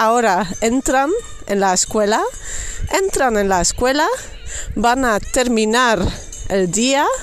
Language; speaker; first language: Spanish; non-native, fluent; Dutch